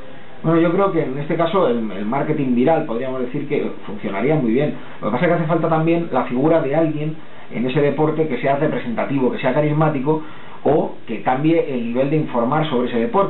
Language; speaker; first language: Spanish; native; Spanish